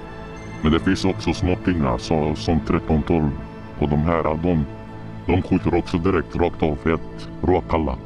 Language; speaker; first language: Swedish; early bilingual, other home language; Arabic